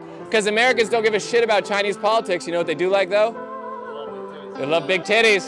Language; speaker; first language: English; native; English